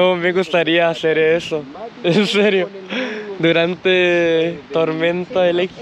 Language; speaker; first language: Spanish; non-native, learner; Thai